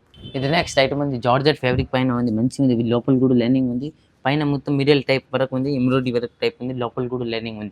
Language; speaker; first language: Telugu; non-native, local second language; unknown